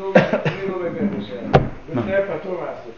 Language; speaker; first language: Hebrew; non-native, learner; English